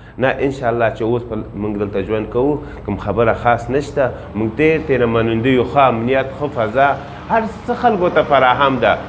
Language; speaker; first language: Pashto; non-native, local second language; Persian